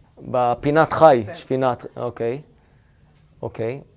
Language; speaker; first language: Hebrew; native; Hebrew